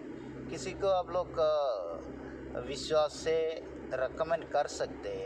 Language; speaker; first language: Hindi; non-native, local second language; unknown